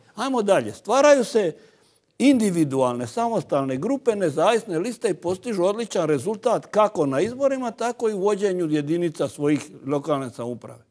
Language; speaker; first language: Croatian; native; Croatian